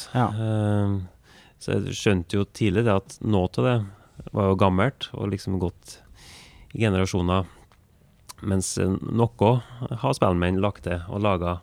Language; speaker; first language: Norwegian; native; Norwegian